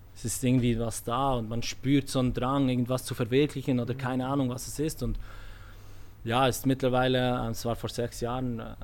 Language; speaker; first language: German; native; German